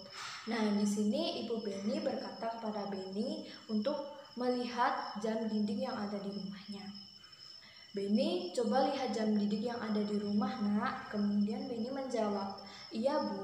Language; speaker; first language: Indonesian; native; Indonesian